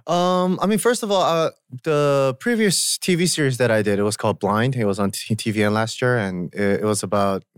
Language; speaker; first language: English; early bilingual, other home language; Korean